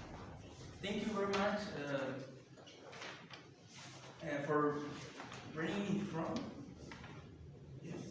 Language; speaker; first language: English; non-native, learner; Spanish